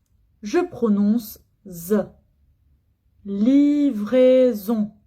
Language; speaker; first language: French; non-native, fluent; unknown